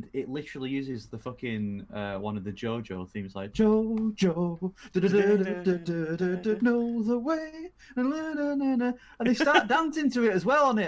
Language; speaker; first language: English; native; English